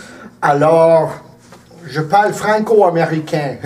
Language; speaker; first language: French; early bilingual, heritage; English